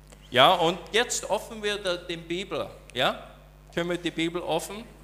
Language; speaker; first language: German; non-native, learner; English